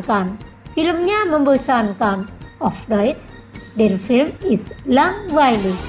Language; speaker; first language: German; non-native, fluent; Indonesian